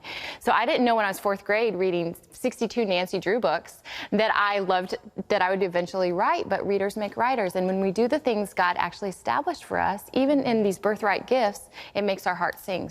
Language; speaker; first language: English; native; English